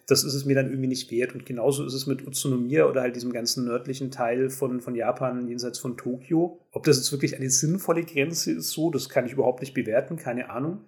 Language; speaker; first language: German; native; German